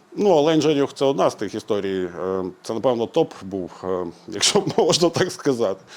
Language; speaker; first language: Ukrainian; native; Ukrainian